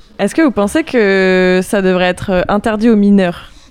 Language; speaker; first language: French; native; French